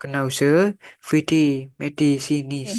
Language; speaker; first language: German; non-native, learner; Indonesian